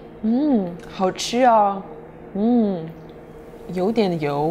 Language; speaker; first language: Chinese; non-native, learner; Russian